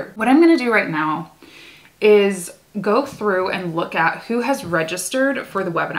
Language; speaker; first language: English; native; English